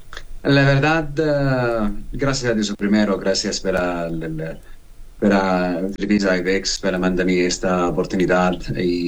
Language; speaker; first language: Spanish; non-native, learner; Arabic